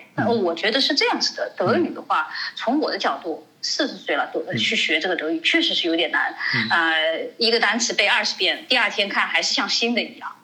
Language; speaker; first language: Chinese; native; Chinese